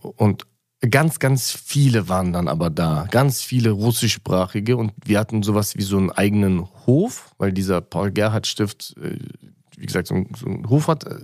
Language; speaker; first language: German; early bilingual, other home language; Russian